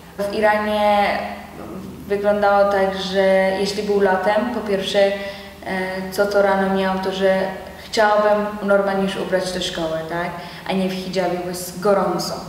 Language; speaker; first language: Polish; non-native, learner; Persian